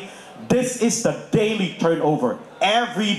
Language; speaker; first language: English; non-native, local second language; Filipino